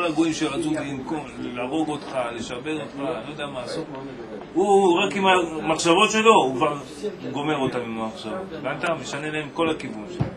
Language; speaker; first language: Hebrew; non-native, fluent; Russian